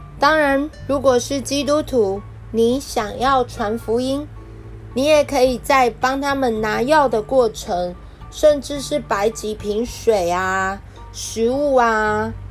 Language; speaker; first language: Chinese; native; Chinese